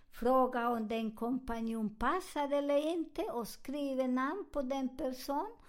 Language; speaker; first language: Swedish; non-native, learner; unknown